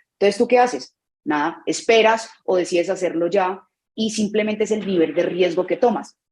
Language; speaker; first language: Spanish; native; Spanish